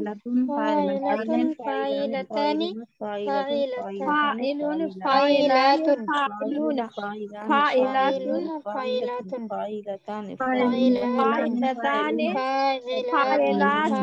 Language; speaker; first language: Arabic; non-native, learner; Bangla